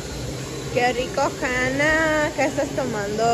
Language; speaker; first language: Spanish; early bilingual, heritage; Spanish